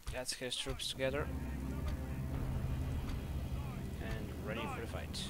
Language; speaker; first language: English; native; English